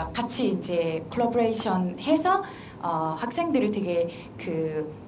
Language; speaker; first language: Korean; non-native, fluent; Mongolian